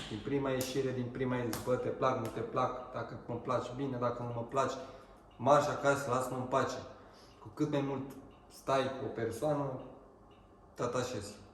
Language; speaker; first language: Romanian; early bilingual, heritage; Romanian